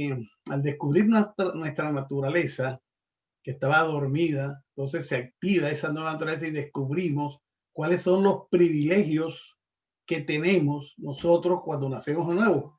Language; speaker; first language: Spanish; native; Spanish